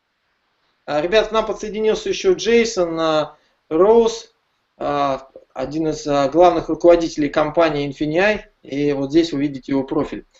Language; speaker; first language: Russian; native; Russian